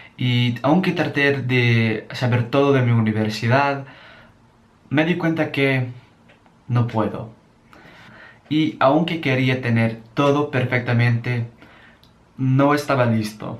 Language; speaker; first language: Spanish; non-native, learner; English